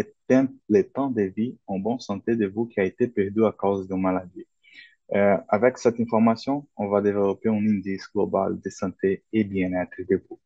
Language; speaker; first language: French; non-native, fluent; Portuguese